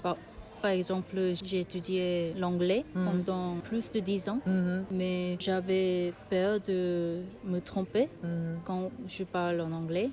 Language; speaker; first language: French; non-native, learner; Korean